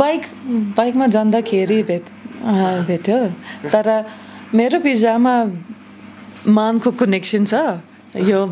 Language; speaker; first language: Nepali; non-native, learner; German